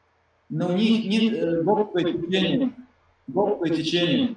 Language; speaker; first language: Russian; non-native, learner; Serbian